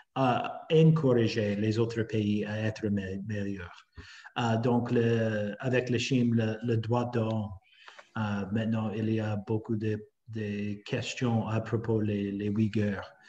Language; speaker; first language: French; non-native, fluent; English